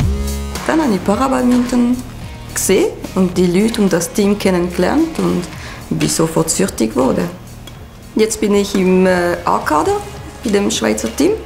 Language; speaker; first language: German; non-native, local second language; French